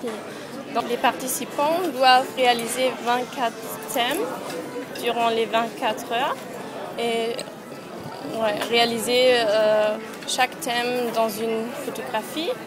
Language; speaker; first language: French; non-native, fluent; German